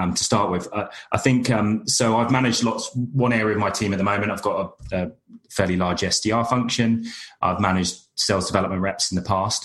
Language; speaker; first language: English; native; English